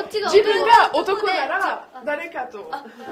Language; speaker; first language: Japanese; non-native, learner; French